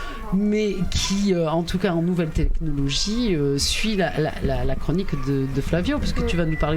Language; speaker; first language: French; native; French